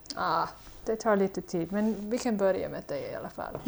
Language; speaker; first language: Swedish; non-native, fluent; English